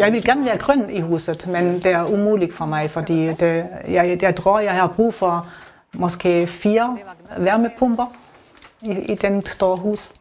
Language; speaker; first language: Danish; non-native, learner; German